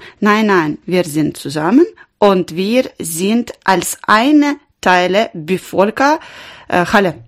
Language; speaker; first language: German; non-native, learner; Ukrainian